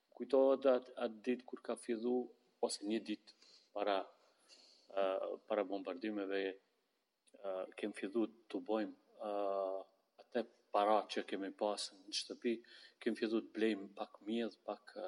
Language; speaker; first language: Albanian; non-native, local second language; Romany